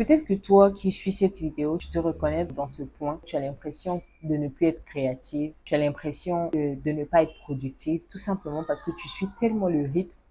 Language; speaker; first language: French; non-native, local second language; Lingala